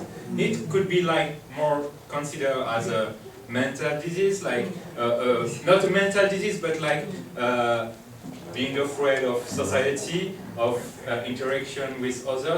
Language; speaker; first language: English; non-native, fluent; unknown